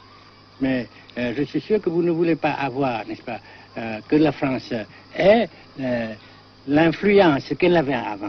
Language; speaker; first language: French; non-native, local second language; Vietnamese